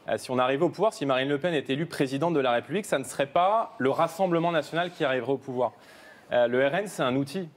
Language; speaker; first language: French; native; French